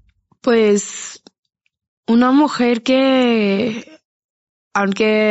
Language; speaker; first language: Spanish; non-native, fluent; Persian